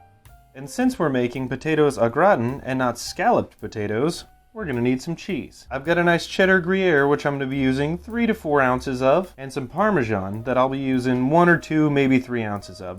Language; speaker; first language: English; native; English